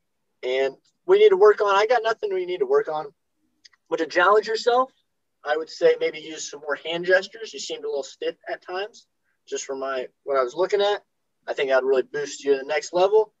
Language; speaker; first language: English; native; English